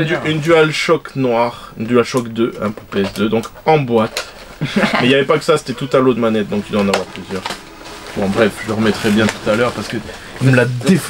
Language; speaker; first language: French; native; French